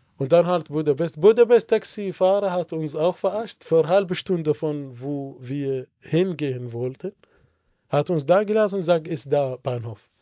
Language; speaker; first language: German; non-native, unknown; Arabic